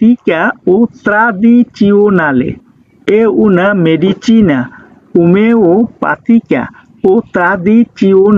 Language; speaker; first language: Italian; non-native, learner; Bangla